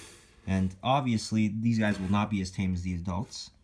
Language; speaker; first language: English; native; English